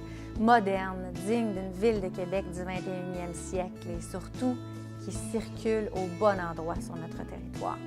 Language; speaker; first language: French; native; French